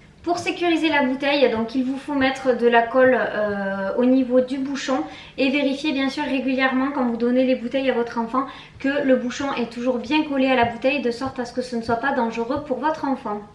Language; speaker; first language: French; native; French